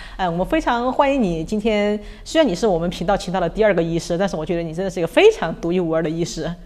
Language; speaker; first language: Chinese; native; Chinese